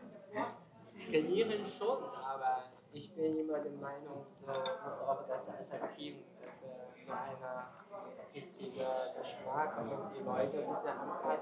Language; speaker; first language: German; non-native, learner; Chinese